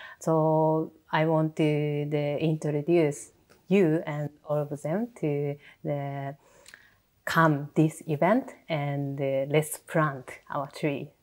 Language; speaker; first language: English; non-native, learner; Japanese